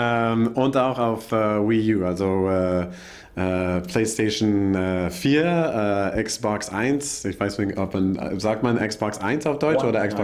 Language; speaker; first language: German; non-native, learner; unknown